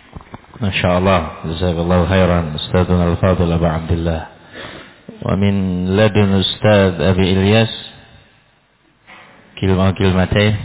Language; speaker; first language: Arabic; non-native, fluent; Indonesian